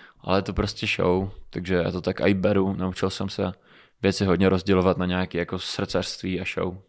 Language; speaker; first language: Czech; early bilingual, other home language; Romanian